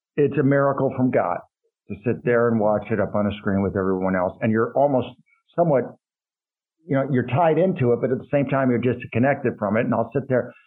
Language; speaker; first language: English; native; English